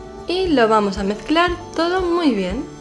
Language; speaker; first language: Spanish; native; Spanish